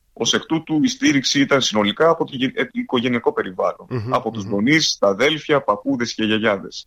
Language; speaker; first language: Greek; early bilingual, heritage; Greek